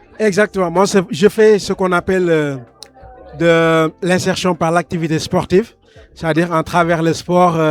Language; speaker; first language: French; non-native, local second language; Wolof